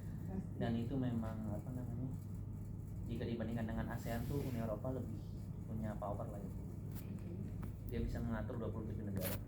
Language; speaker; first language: Indonesian; native; Indonesian